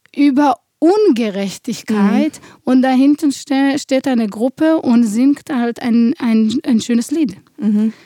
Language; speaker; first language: German; non-native, fluent; Hebrew